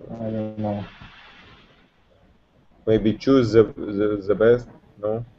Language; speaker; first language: English; non-native, learner; Russian